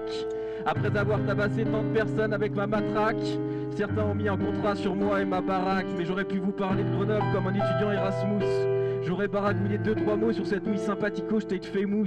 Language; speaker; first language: French; native; French